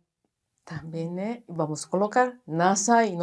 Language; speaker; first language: Portuguese; non-native, fluent; Japanese